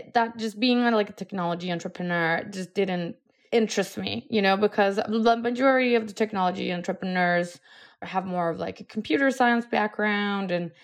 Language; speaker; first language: English; non-native, fluent; Spanish